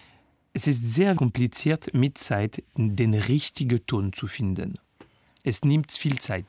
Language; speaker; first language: German; non-native, fluent; French